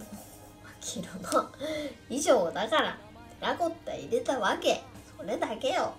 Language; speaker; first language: Japanese; native; Japanese